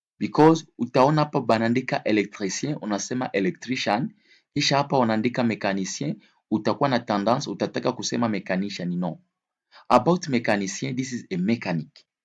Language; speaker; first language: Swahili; native; Swahili